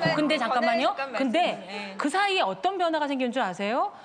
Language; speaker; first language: Korean; native; Korean